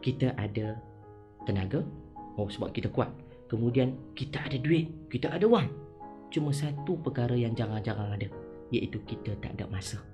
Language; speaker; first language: Malay; native; Malay